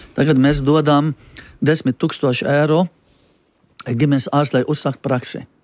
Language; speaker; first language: Latvian; non-native, fluent; Arabic